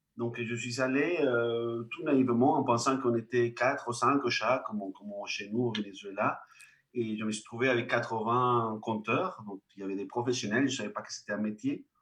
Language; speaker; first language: French; non-native, fluent; Spanish